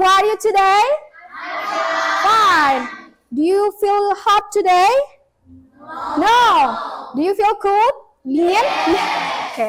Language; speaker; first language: English; non-native, fluent; Indonesian